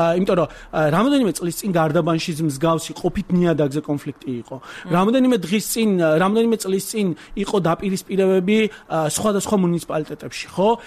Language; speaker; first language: Georgian; non-native, local second language; Azerbaijani